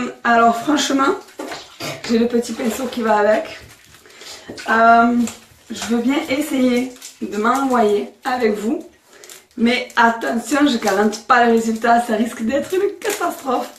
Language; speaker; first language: French; native; French